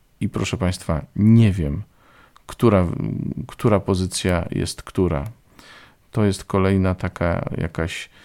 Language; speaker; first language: Polish; native; Polish